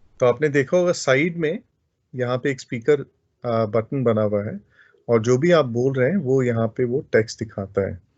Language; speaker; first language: Hindi; native; Hindi